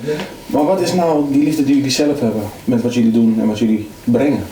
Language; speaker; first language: Dutch; native; Dutch